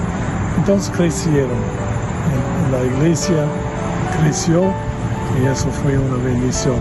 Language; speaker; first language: Spanish; non-native, fluent; English